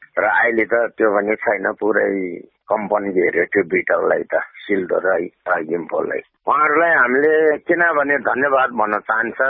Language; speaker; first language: Nepali; non-native, local second language; Gurung